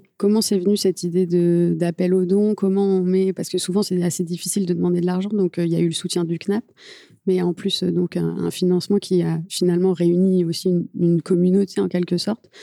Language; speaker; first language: French; native; French